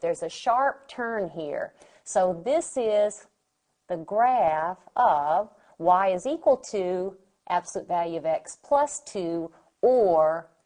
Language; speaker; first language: English; native; English